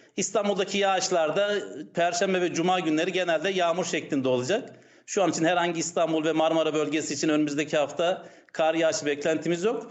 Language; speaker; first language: Turkish; native; Turkish